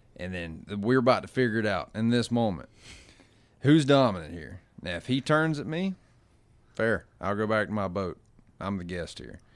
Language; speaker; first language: English; native; English